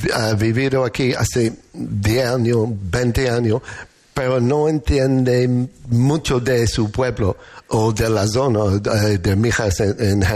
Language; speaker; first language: Spanish; non-native, fluent; English